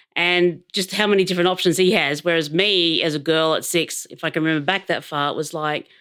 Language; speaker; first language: English; native; English